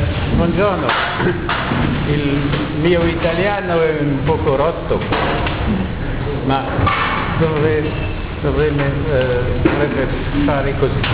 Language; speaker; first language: Italian; non-native, learner; French